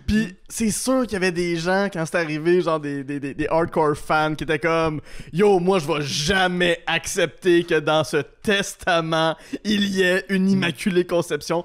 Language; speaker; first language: French; native; French